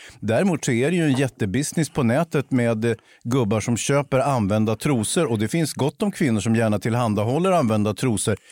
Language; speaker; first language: Swedish; native; Swedish